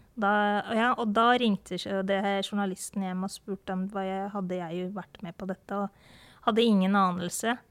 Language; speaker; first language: Norwegian; early bilingual, other home language; Urdu